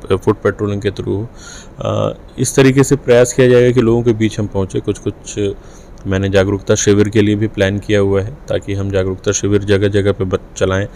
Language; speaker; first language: Hindi; native; Hindi